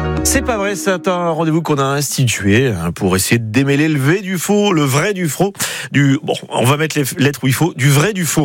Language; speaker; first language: French; native; French